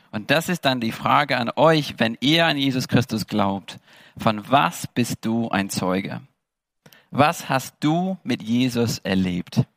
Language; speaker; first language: German; non-native, fluent; English